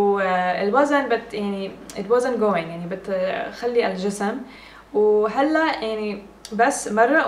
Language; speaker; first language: Arabic; early bilingual, heritage; English